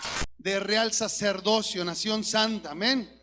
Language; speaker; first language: Spanish; native; Spanish